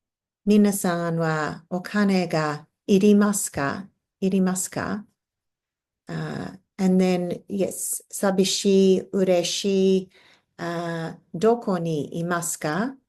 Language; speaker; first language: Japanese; non-native, fluent; English